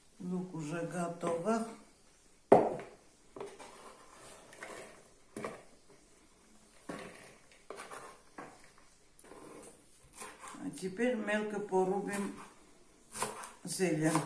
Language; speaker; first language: Russian; non-native, fluent; Armenian